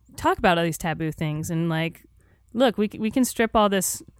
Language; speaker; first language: English; native; English